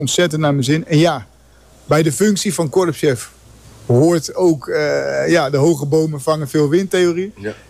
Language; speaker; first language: Dutch; native; Dutch